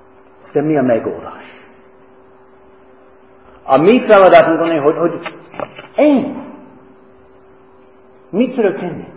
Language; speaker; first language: Hungarian; non-native, fluent; English